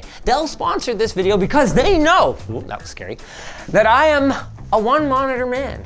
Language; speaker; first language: English; native; English